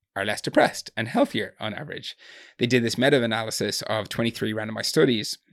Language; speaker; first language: English; native; English